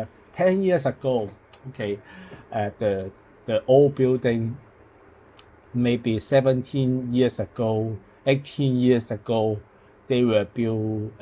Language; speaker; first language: English; non-native, local second language; Cantonese